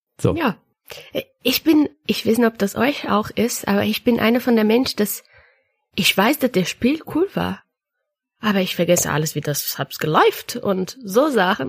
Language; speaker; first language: German; non-native, learner; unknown